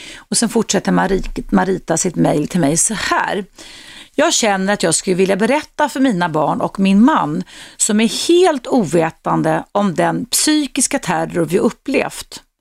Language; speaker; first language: Swedish; native; Swedish